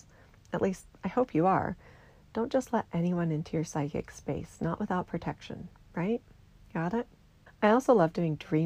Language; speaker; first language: English; native; English